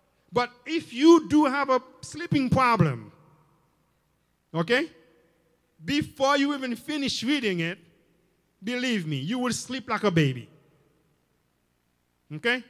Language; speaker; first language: English; non-native, fluent; Haitian Creole